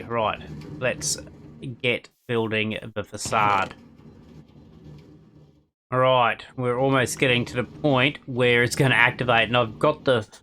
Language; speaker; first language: English; native; English